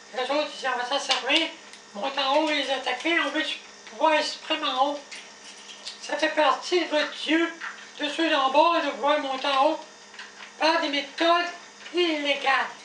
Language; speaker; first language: French; native; French